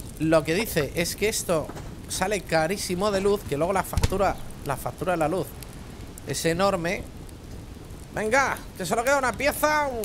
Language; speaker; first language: Spanish; native; Spanish